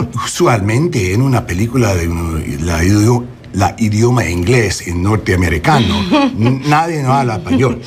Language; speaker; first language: Spanish; non-native, learner; English